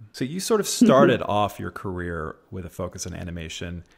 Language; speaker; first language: English; early bilingual, other home language; Italian